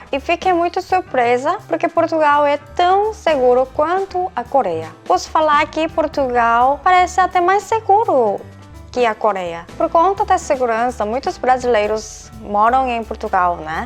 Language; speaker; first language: Portuguese; non-native, fluent; Korean